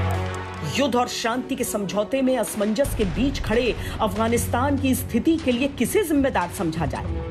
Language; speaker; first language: Hindi; native; Hindi